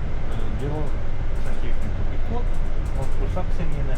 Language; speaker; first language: Russian; native; Russian